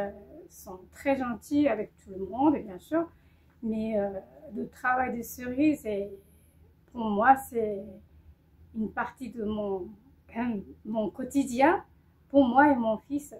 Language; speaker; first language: French; non-native, fluent; Japanese